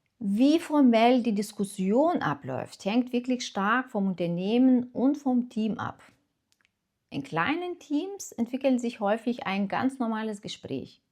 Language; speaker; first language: German; non-native, fluent; Lithuanian